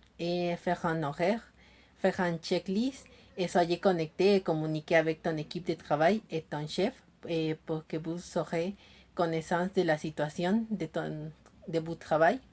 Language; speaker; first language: French; non-native, learner; Spanish